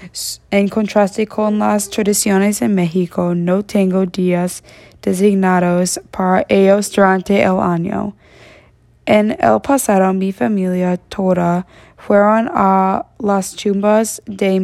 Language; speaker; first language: Spanish; non-native, learner; English